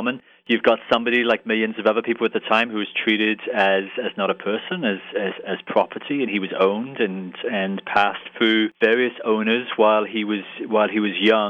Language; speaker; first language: English; native; English